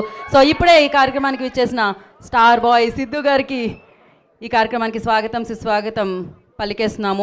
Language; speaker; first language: Telugu; native; Telugu